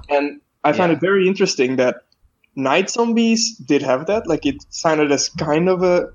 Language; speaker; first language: English; non-native, fluent; Dutch